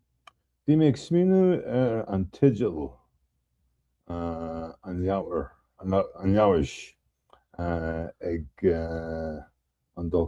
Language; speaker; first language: Irish; non-native, learner; English